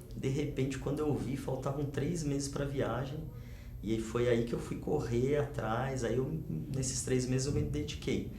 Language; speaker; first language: Portuguese; native; Portuguese